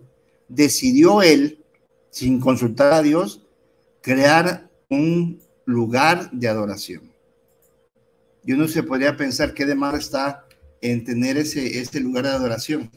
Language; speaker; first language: Spanish; native; Spanish